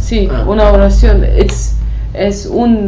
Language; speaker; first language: Spanish; non-native, learner; Kurdish